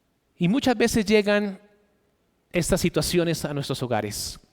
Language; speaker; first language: Spanish; native; Spanish